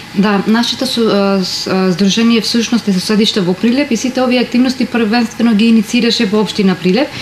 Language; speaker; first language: Macedonian; non-native, local second language; Romany